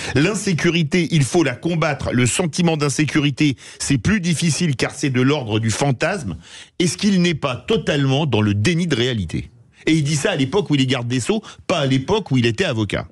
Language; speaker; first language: French; native; French